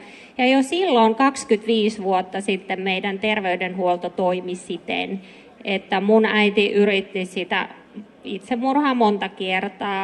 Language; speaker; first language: Finnish; native; Finnish